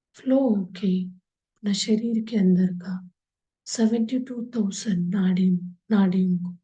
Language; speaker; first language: Hindi; non-native, local second language; Kannada